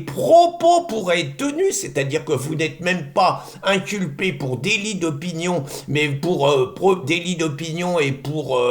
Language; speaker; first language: French; native; French